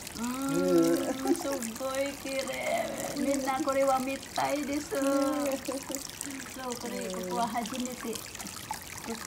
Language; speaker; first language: Japanese; non-native, learner; Cebuano